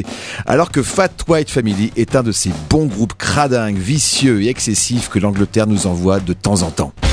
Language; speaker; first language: French; native; French